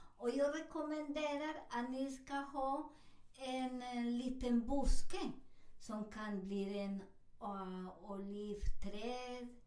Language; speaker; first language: Swedish; non-native, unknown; Spanish